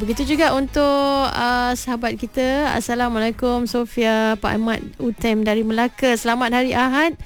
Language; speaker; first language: Malay; native; Malay